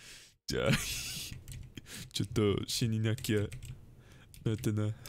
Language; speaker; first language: Japanese; non-native, learner; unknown